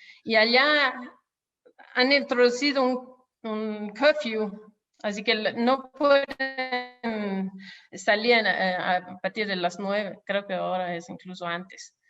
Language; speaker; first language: Spanish; non-native, fluent; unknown